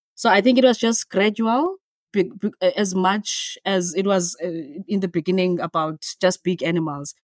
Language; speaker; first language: English; non-native, local second language; Xhosa